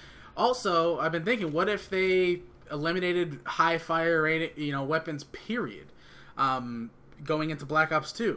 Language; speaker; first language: English; native; English